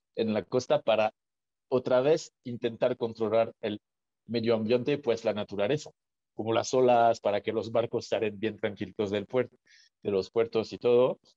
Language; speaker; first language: Spanish; non-native, fluent; French